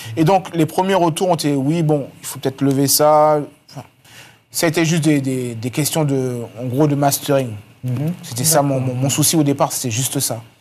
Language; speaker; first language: French; native; French